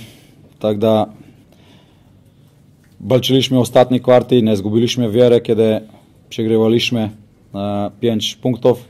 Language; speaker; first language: Polish; non-native, learner; Slovenian